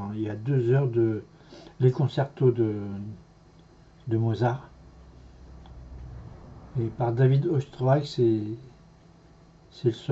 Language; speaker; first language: French; native; French